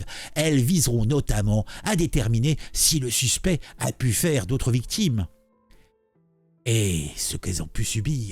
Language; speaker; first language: French; native; French